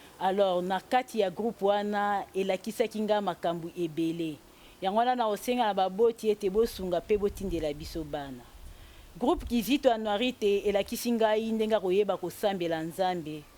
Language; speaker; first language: Lingala; non-native, local second language; Kongo